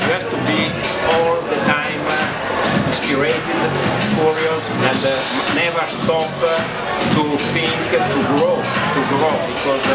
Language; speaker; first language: English; non-native, fluent; Italian